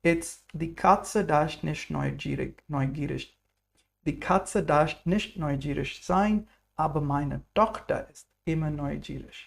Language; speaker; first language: German; non-native, fluent; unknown